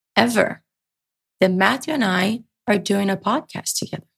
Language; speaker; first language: English; early bilingual, other home language; Portuguese